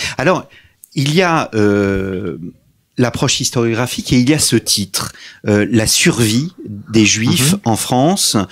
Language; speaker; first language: French; native; French